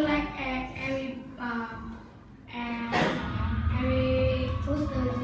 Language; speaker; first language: English; non-native, learner; Vietnamese